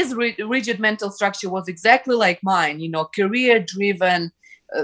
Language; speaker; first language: English; non-native, fluent; Ukrainian